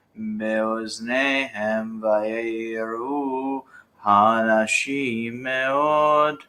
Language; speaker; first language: Hebrew; non-native, learner; English